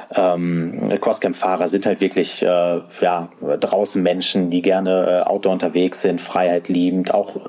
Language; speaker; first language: German; native; German